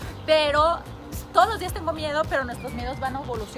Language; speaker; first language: Spanish; native; Spanish